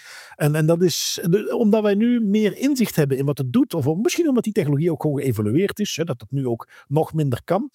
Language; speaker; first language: Dutch; native; Dutch